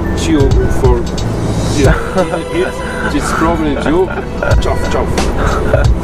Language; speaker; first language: English; non-native, learner; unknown